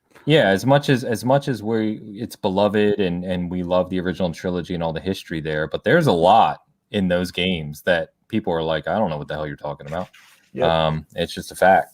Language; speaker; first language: English; native; English